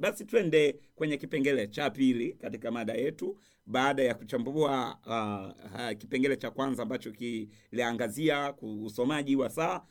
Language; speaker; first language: Swahili; non-native, local second language; Rundi